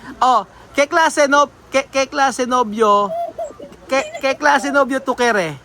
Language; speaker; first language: Spanish; non-native, learner; Filipino